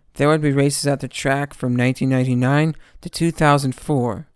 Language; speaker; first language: English; native; English